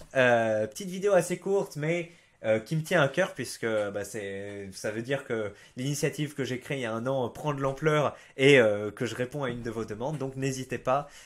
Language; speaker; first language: French; native; French